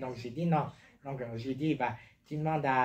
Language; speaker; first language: French; native; French